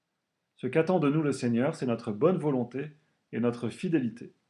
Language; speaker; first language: French; native; French